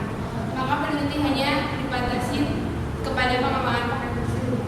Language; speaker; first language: Indonesian; native; Indonesian